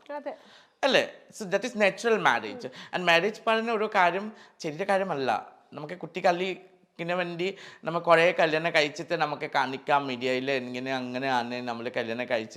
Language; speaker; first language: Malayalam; non-native, learner; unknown